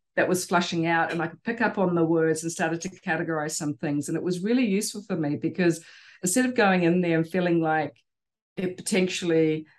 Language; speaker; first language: English; native; English